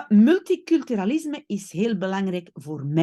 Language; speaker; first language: Dutch; non-native, local second language; French